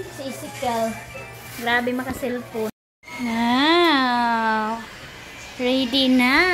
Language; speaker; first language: Filipino; non-native, local second language; Cebuano